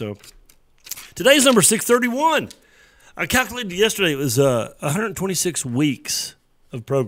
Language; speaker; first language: English; native; English